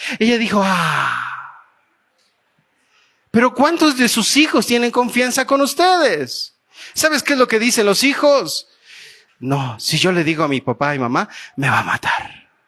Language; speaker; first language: Spanish; native; Spanish